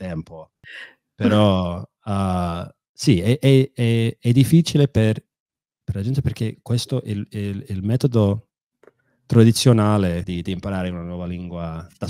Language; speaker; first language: Italian; non-native, fluent; English